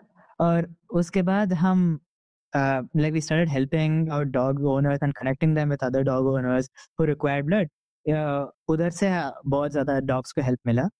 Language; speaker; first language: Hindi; non-native, local second language; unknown